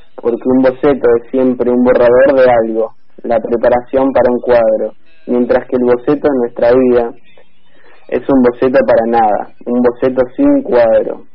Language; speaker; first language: Spanish; native; Spanish